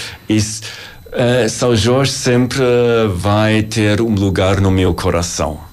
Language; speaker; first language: Portuguese; non-native, learner; German